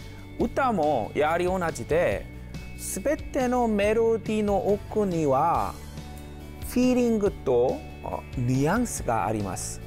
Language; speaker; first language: Japanese; non-native, fluent; Korean